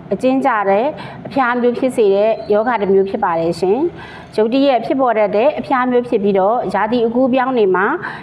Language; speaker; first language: Burmese; native; Burmese